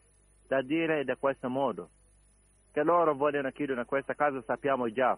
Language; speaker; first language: Italian; non-native, learner; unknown